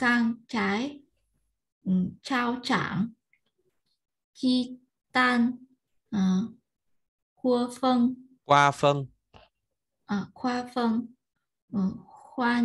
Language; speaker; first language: Chinese; non-native, learner; Vietnamese